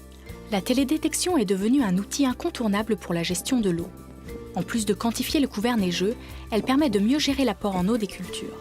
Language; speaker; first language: French; native; French